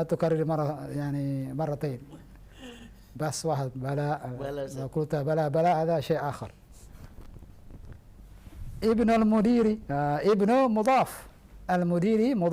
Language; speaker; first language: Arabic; non-native, fluent; Indonesian